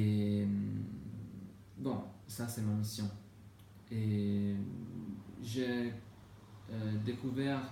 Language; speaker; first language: French; non-native, learner; Italian